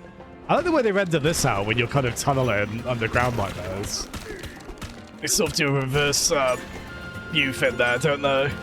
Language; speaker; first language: English; native; English